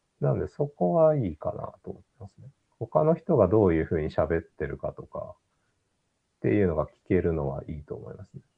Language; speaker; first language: Japanese; native; Japanese